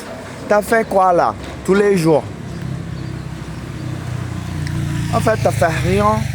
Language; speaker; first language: French; non-native, learner; Portuguese